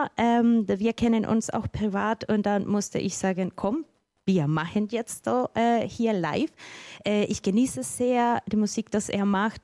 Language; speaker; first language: German; non-native, fluent; Spanish